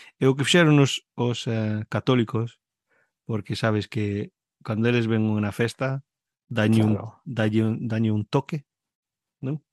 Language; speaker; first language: Galician; early bilingual, heritage; Galician